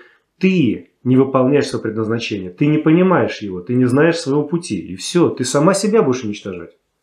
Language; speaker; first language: Russian; native; Russian